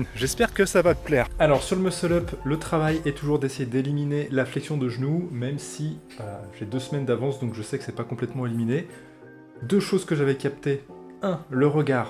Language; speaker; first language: French; native; French